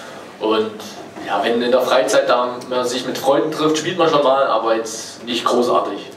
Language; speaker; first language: German; native; German